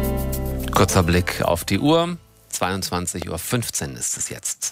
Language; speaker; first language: German; native; German